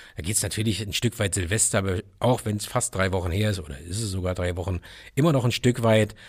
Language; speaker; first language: German; native; German